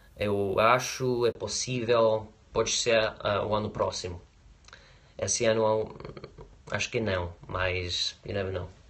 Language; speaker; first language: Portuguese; non-native, learner; English